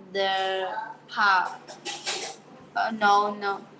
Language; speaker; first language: English; non-native, learner; Vietnamese